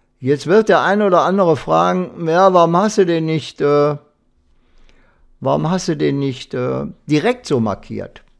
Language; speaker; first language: German; native; German